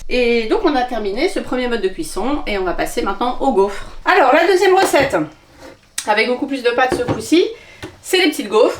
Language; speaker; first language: French; native; French